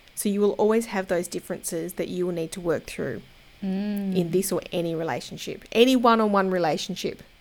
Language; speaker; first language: English; native; English